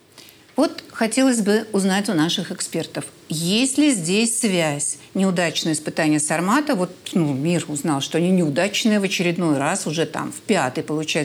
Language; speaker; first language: Russian; native; Russian